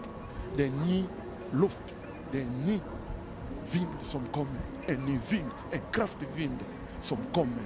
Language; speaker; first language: Swedish; non-native, learner; Lingala